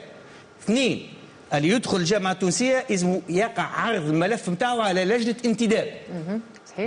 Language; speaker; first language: Arabic; native; Arabic